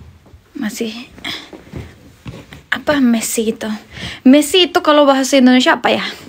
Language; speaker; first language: Indonesian; non-native, learner; Turkish